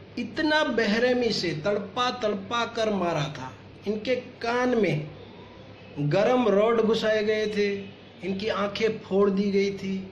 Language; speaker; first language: Hindi; non-native, local second language; Gujarati